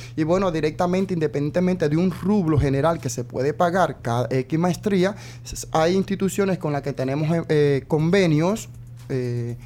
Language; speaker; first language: Spanish; native; Spanish